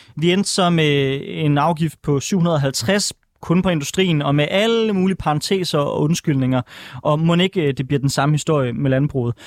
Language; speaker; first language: Danish; native; Danish